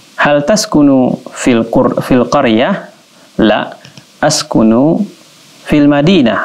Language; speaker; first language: Arabic; non-native, fluent; Indonesian